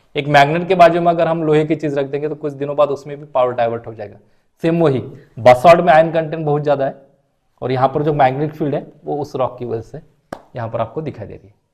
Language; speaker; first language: Hindi; non-native, local second language; Marathi